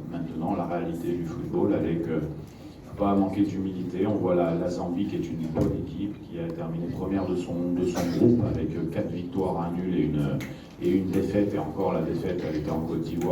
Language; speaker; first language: French; native; French